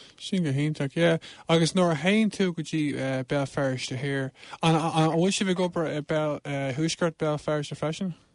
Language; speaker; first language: Irish; non-native, local second language; English